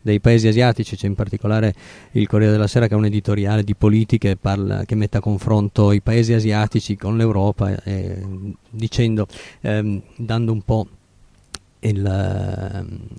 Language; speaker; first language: Italian; native; Italian